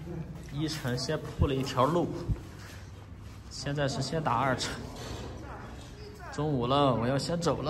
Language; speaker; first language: Chinese; native; Chinese